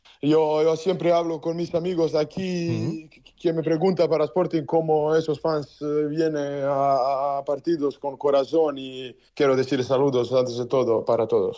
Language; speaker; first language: Spanish; non-native, learner; Serbian